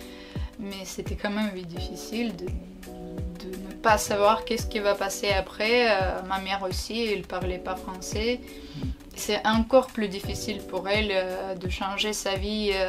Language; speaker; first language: French; non-native, learner; Ukrainian